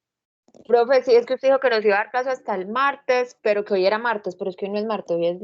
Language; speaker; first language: Spanish; native; Spanish